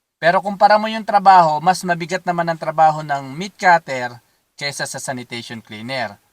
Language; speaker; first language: Filipino; native; Filipino